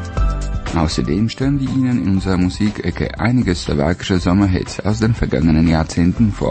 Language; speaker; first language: German; native; German